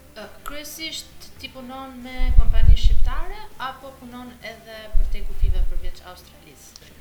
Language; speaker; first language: Albanian; native; Albanian